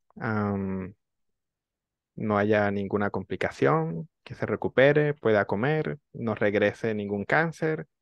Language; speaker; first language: Spanish; native; Spanish